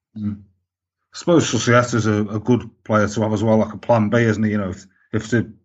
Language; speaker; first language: English; native; English